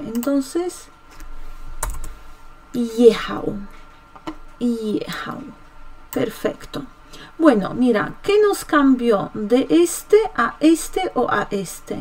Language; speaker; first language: Spanish; non-native, fluent; Polish